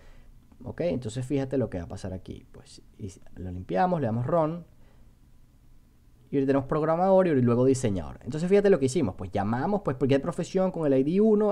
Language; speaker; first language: Spanish; native; Spanish